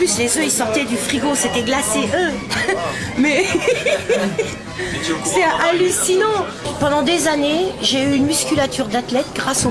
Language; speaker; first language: French; native; French